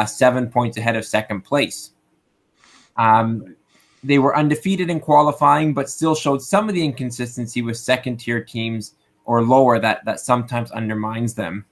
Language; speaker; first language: English; native; English